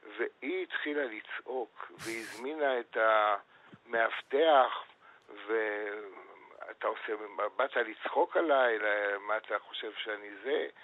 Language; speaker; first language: Hebrew; native; Hebrew